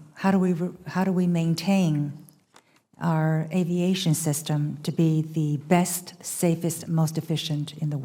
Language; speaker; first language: English; early bilingual, other home language; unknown